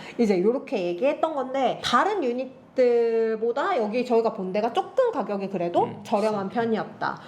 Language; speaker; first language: Korean; native; Korean